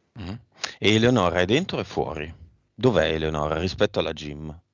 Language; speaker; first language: Italian; native; Italian